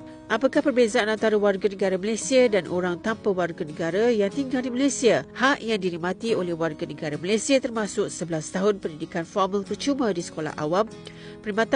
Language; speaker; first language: Malay; native; Malay